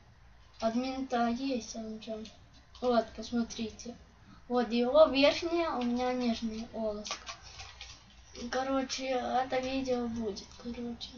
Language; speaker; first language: Russian; non-native, local second language; Ukrainian